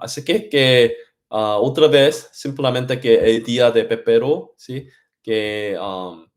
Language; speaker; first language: Spanish; non-native, learner; Korean